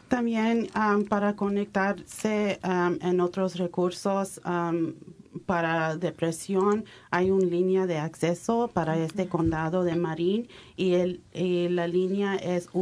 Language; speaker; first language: Spanish; early bilingual, heritage; Spanish